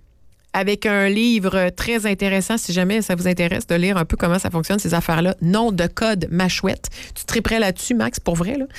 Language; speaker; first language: French; native; French